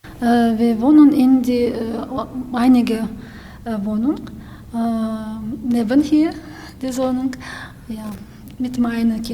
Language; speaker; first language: German; non-native, learner; Ukrainian